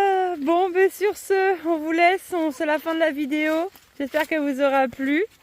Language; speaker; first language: French; native; French